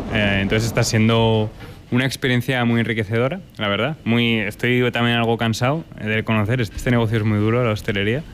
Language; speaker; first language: Spanish; native; Spanish